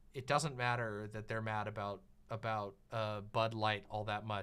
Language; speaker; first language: English; native; English